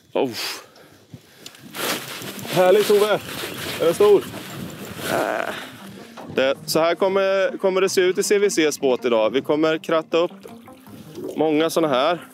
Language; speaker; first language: Swedish; native; Swedish